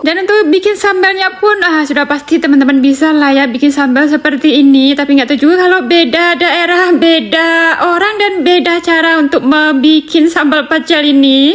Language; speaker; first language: Indonesian; native; Indonesian